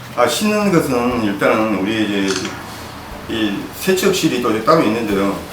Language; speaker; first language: Korean; native; Korean